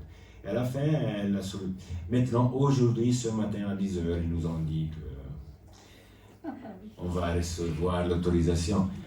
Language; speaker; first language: French; non-native, local second language; Italian